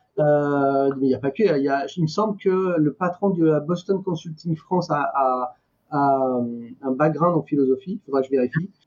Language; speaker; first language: French; non-native, fluent; Persian